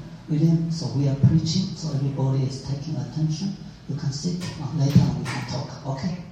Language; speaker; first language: English; non-native, fluent; Chinese